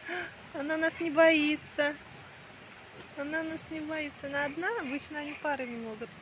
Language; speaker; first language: Russian; native; Russian